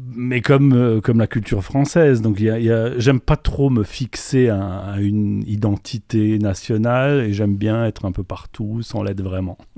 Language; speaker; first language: French; non-native, local second language; Polish